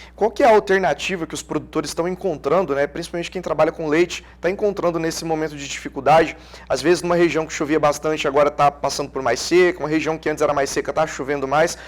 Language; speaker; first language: Portuguese; native; Portuguese